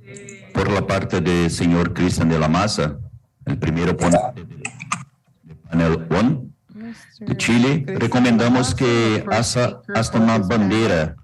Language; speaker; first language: Spanish; non-native, learner; Portuguese